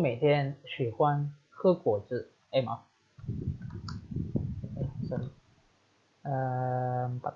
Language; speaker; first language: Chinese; non-native, fluent; Indonesian